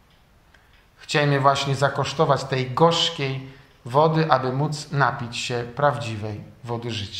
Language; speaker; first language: Polish; native; Polish